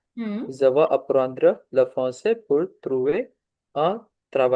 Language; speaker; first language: French; non-native, learner; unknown